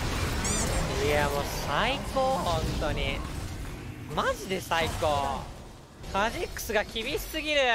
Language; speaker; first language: Japanese; native; Japanese